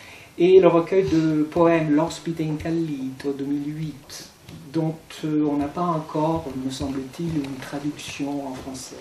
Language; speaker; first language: French; native; French